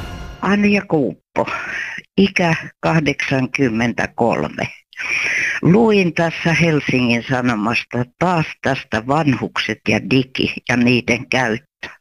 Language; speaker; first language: Finnish; native; Finnish